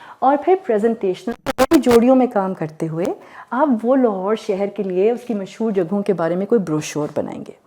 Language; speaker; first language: Urdu; native; Urdu